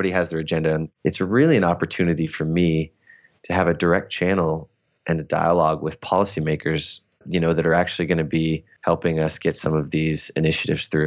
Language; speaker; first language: English; native; English